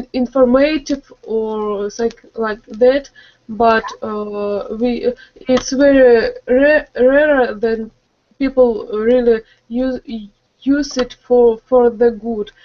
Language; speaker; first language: English; non-native, learner; Russian